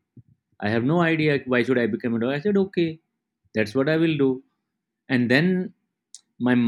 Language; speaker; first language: English; non-native, local second language; Haryanvi